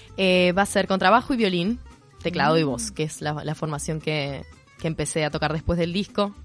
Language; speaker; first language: Spanish; native; Spanish